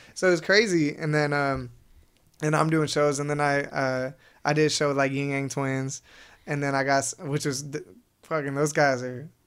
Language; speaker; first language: English; native; English